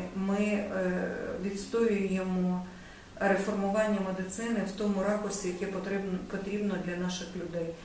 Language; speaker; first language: Ukrainian; native; Ukrainian